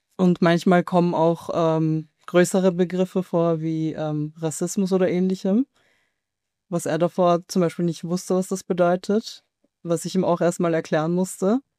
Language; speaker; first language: German; native; German